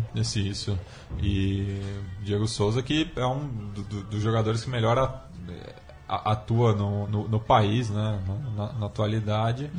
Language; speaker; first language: Portuguese; native; Portuguese